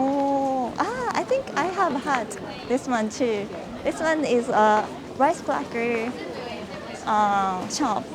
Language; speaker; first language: English; non-native, fluent; Japanese